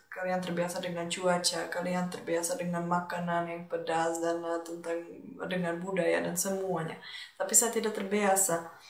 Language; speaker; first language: Indonesian; non-native, fluent; Czech